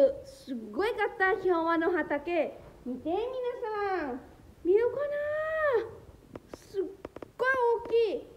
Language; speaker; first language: Japanese; non-native, learner; Lao